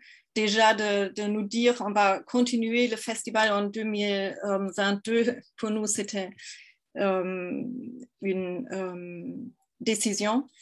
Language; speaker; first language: French; non-native, fluent; German